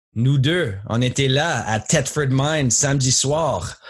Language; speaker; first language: French; native; French